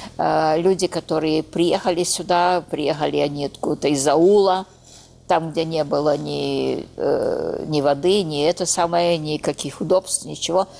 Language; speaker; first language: Russian; early bilingual, heritage; Russian